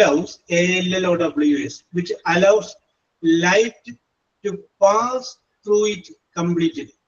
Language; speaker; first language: English; non-native, fluent; Malayalam